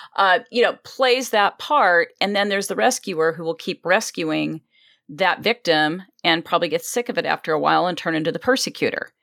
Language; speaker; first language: English; native; English